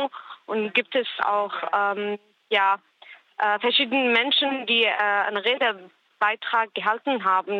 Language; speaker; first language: German; non-native, learner; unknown